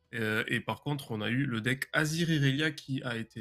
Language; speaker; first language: French; native; French